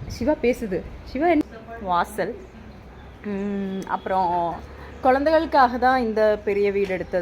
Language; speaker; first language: Tamil; non-native, learner; Malayalam